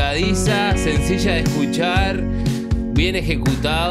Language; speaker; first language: Spanish; native; Spanish